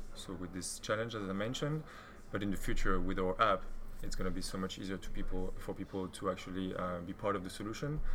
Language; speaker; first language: English; non-native, fluent; French